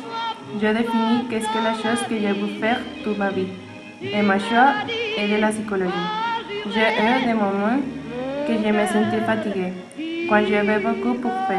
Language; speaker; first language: French; non-native, learner; Spanish